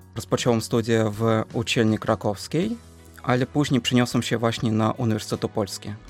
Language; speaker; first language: Polish; non-native, fluent; Russian